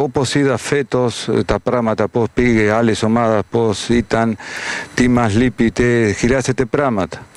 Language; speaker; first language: Greek; non-native, fluent; Spanish